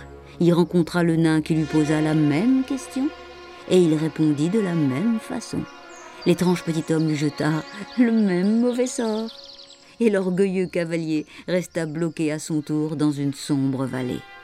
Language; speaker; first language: French; native; French